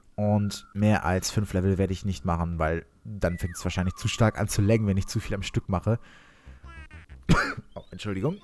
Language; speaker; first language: German; native; German